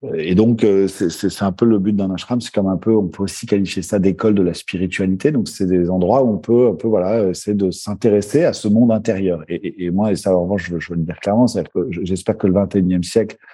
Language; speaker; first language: French; native; French